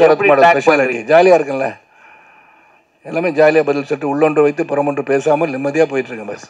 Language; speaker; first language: Tamil; native; Tamil